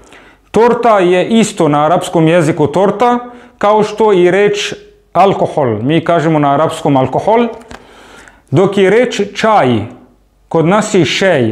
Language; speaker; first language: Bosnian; non-native, fluent; Arabic